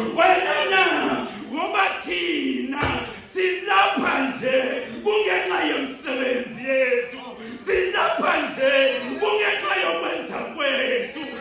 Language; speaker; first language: Zulu; non-native, local second language; Xhosa